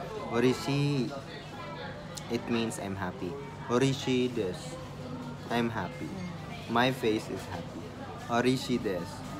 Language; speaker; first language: English; non-native, local second language; Cebuano